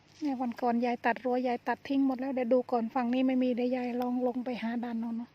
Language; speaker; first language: Thai; native; Thai